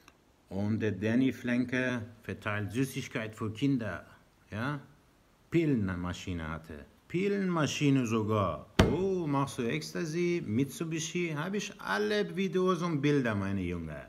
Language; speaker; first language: German; non-native, learner; Persian